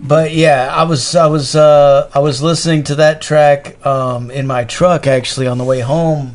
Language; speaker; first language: English; native; English